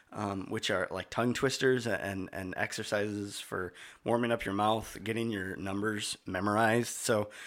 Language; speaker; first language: English; native; English